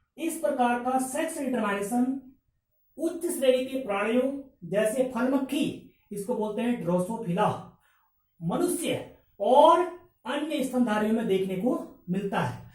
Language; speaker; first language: Hindi; native; Hindi